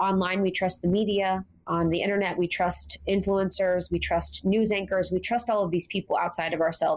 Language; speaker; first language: English; native; English